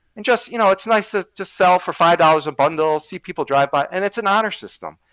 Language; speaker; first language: English; native; English